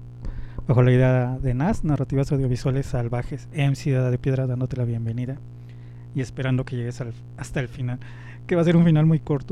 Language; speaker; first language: Spanish; native; Spanish